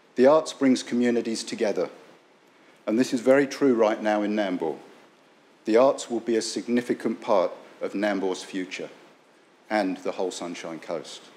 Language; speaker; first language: English; native; English